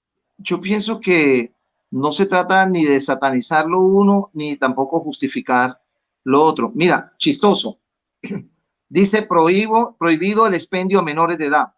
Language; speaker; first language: Spanish; native; Spanish